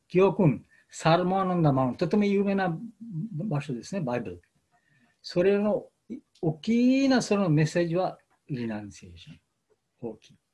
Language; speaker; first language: Japanese; non-native, fluent; Bangla